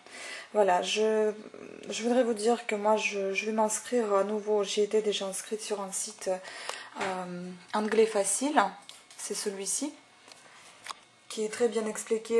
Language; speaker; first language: French; native; French